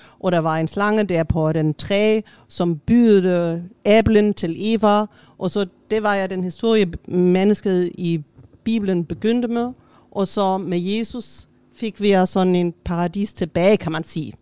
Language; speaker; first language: Danish; non-native, fluent; German